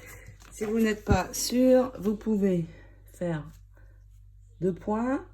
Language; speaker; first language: French; native; French